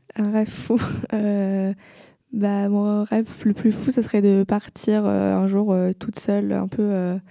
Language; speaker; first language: French; native; French